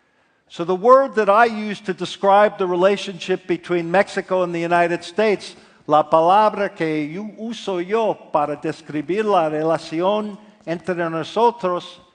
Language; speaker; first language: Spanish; non-native, fluent; English